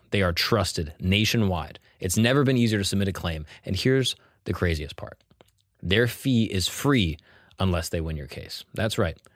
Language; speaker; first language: English; native; English